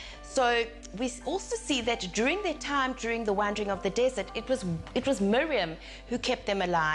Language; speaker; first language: English; native; English